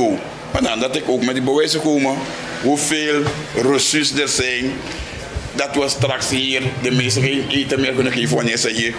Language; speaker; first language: Dutch; non-native, local second language; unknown